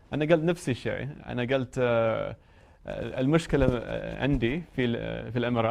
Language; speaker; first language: Arabic; non-native, learner; English